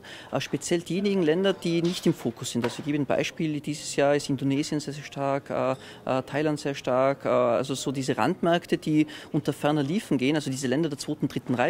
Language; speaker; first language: German; native; German